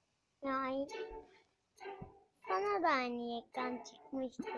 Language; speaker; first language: Turkish; native; Turkish